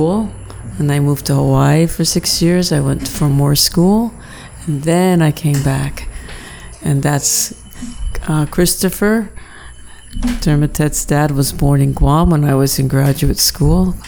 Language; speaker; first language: English; native; English